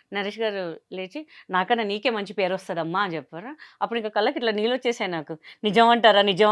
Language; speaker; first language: Telugu; non-native, local second language; Hindi